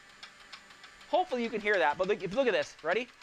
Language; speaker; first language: English; native; English